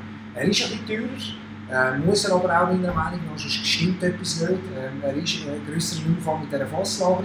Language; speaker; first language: German; native; German